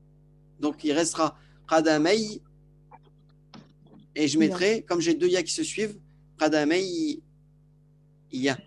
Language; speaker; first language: French; native; French